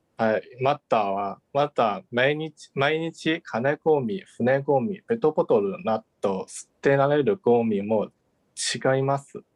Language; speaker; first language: Japanese; non-native, learner; Chinese